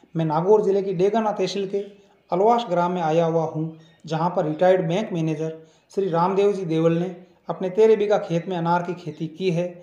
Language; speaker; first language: Hindi; native; Hindi